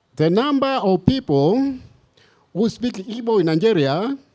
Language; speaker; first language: English; non-native, local second language; Swahili